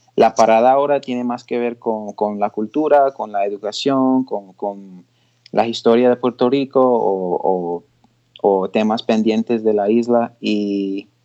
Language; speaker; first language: Spanish; early bilingual, heritage; Spanish